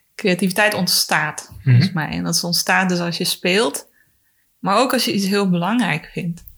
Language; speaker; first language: Dutch; early bilingual, other home language; Spanish